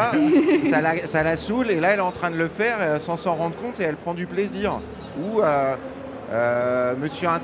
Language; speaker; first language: French; native; French